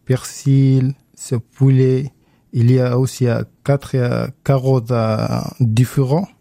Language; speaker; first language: French; non-native, learner; Arabic